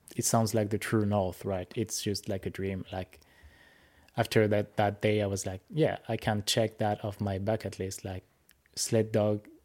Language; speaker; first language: English; non-native, fluent; French